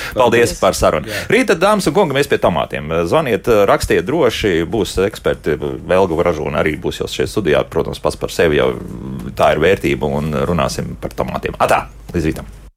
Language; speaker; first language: Latvian; non-native, fluent; Spanish